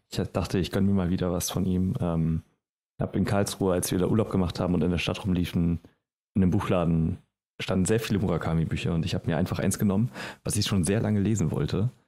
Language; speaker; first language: German; native; German